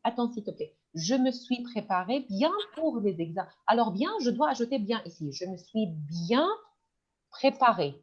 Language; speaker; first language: French; non-native, fluent; Arabic